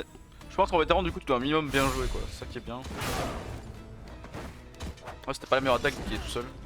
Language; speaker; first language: French; native; French